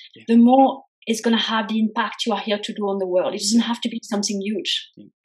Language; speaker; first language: English; non-native, fluent; French